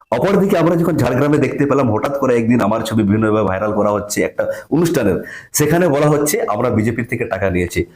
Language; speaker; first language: Bangla; non-native, local second language; Santali